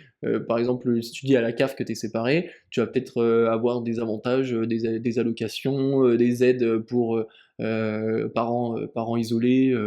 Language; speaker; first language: French; native; French